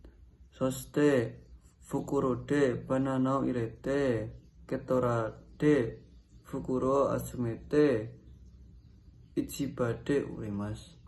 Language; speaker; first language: Japanese; non-native, learner; Indonesian